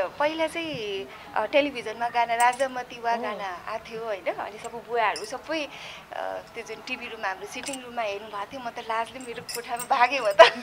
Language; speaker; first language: Nepali; non-native, local second language; Newari